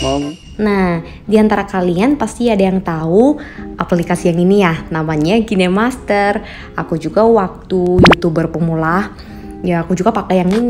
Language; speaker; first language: Indonesian; non-native, fluent; Korean